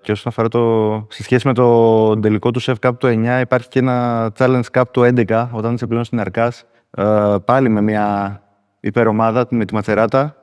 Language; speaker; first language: Greek; native; Greek